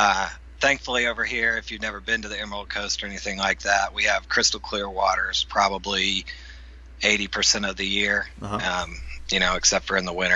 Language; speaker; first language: English; native; English